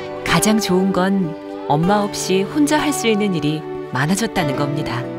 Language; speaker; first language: Korean; native; Korean